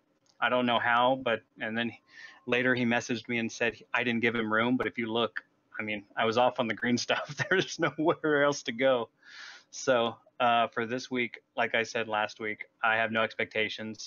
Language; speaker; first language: English; native; English